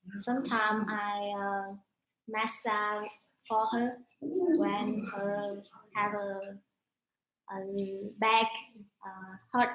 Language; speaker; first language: English; non-native, learner; Vietnamese